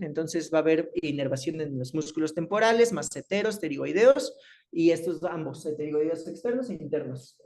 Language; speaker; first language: Spanish; native; Spanish